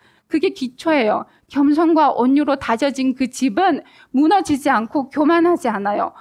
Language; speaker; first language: Korean; native; Korean